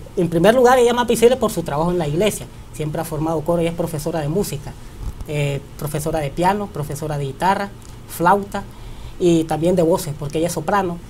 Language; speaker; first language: Spanish; native; Spanish